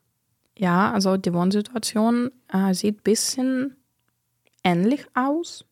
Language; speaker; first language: German; non-native, fluent; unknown